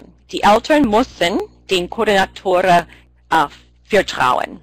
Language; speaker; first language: German; non-native, fluent; English